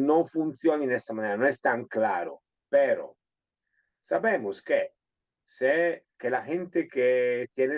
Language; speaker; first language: Spanish; non-native, fluent; Italian